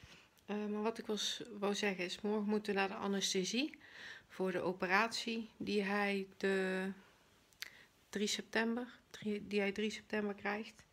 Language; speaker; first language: Dutch; native; Dutch